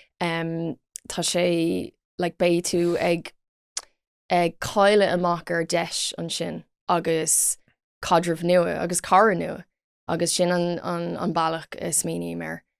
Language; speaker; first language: Irish; non-native, local second language; English